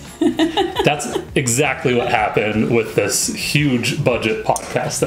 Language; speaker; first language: English; native; English